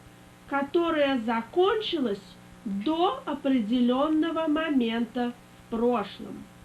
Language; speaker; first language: Russian; native; Russian